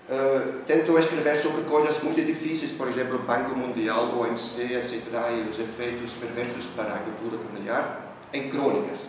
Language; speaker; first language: Portuguese; non-native, fluent; Dutch